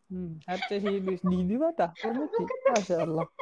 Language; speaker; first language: Arabic; non-native, learner; Oromo